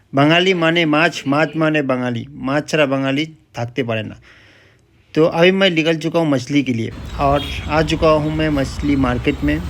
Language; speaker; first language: Hindi; non-native, local second language; Bangla